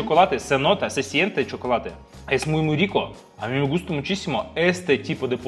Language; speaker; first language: Spanish; non-native, fluent; Russian